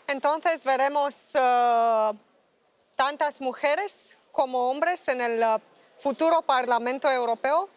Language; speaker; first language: Spanish; non-native, learner; Romanian